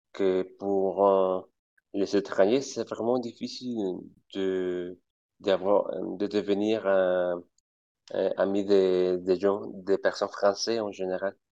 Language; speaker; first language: French; non-native, fluent; Spanish